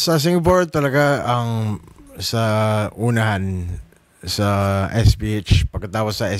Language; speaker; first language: Filipino; non-native, learner; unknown